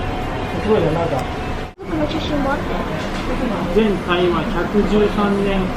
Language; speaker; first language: Japanese; native; Japanese